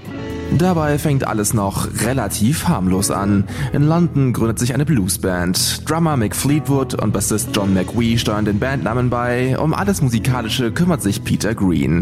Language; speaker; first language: German; native; German